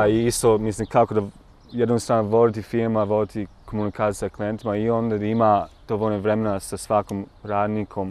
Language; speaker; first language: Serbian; non-native, learner; English